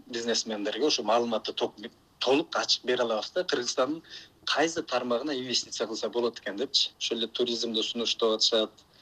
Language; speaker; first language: Kyrgyz; native; Kyrgyz